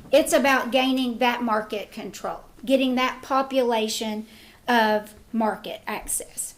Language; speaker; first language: English; native; English